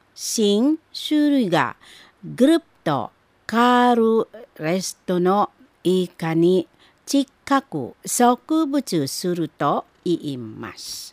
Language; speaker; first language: Japanese; non-native, fluent; Indonesian